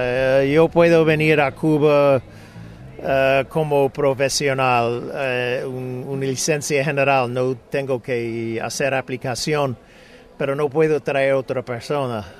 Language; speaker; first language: Spanish; non-native, fluent; English